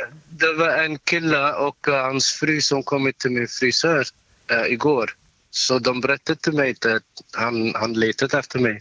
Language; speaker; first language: Swedish; non-native, fluent; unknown